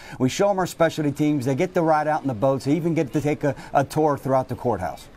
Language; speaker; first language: English; native; English